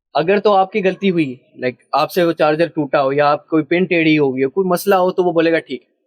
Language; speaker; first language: Urdu; early bilingual, heritage; Urdu